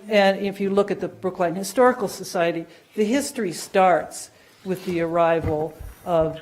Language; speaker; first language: English; non-native, fluent; Dutch